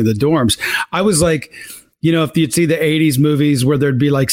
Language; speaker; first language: English; native; English